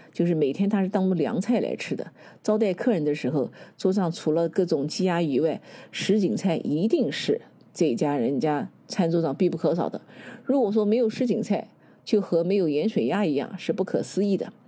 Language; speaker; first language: Chinese; native; Chinese